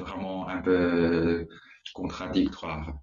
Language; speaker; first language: French; non-native, learner; Chinese